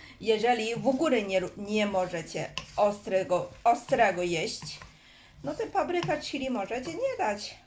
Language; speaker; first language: Polish; non-native, learner; Chinese